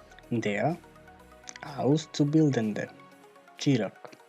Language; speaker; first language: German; non-native, fluent; Macedonian